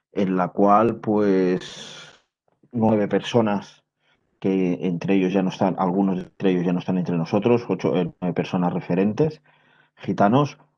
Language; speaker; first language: Spanish; non-native, local second language; Catalan